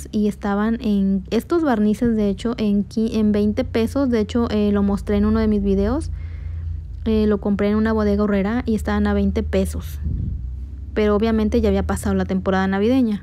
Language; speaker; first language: Spanish; native; Spanish